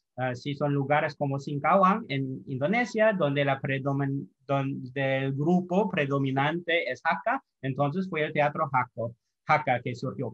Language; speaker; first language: Spanish; non-native, fluent; English